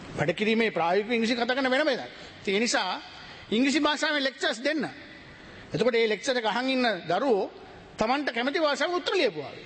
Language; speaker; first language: Sinhala; native; Sinhala